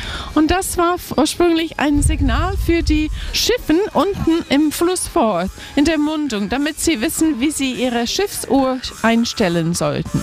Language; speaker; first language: German; non-native, fluent; English